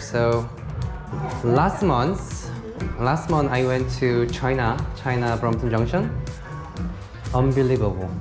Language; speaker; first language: English; non-native, learner; Korean